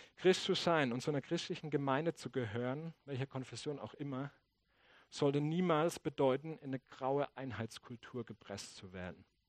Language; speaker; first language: German; native; German